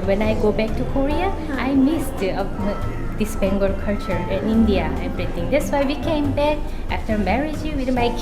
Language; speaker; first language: English; non-native, learner; Korean